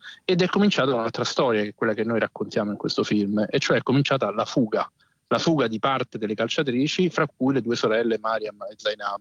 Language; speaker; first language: Italian; native; Italian